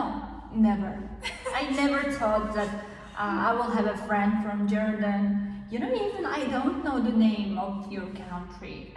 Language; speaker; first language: English; non-native, learner; Kazakh